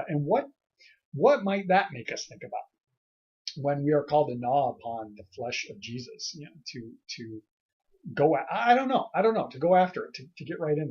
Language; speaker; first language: English; native; English